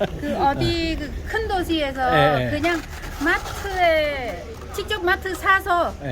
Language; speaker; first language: Korean; non-native, learner; Vietnamese